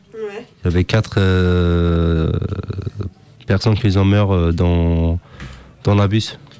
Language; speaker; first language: French; non-native, learner; Kurdish